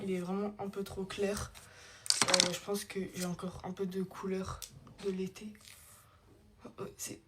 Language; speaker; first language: French; native; French